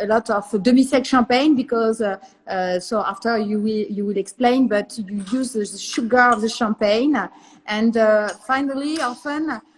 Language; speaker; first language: English; non-native, learner; French